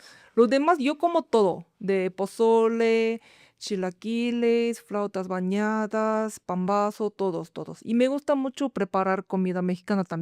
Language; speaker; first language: Spanish; non-native, fluent; Korean